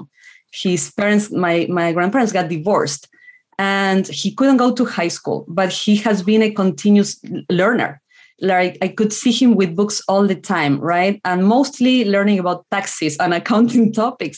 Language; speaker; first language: English; non-native, fluent; Spanish